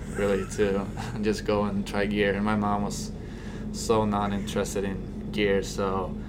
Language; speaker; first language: English; non-native, fluent; Swedish